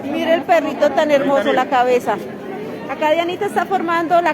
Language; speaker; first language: Spanish; native; Spanish